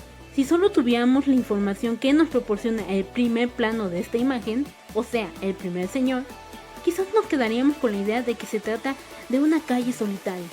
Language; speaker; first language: Spanish; native; Spanish